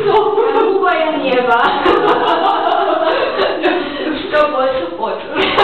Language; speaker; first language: Russian; non-native, fluent; German